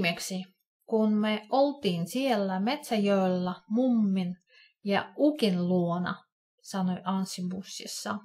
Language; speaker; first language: Finnish; non-native, fluent; Russian